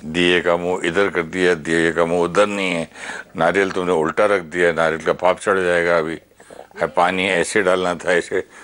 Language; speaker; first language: Hindi; native; Hindi